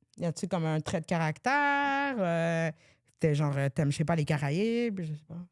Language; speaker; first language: French; early bilingual, other home language; Arabic